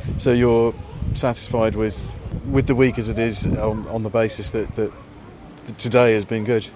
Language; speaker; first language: English; native; English